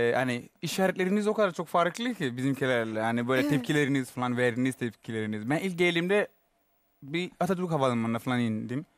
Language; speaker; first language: Turkish; non-native, fluent; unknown